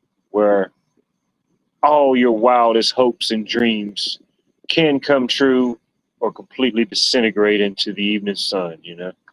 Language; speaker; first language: English; native; English